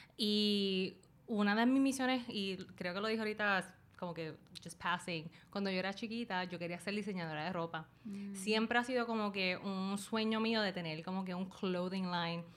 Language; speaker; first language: Spanish; early bilingual, other home language; Chinese